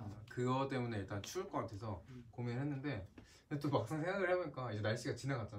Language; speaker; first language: Korean; native; Korean